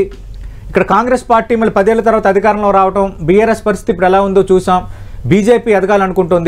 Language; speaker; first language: Telugu; native; Telugu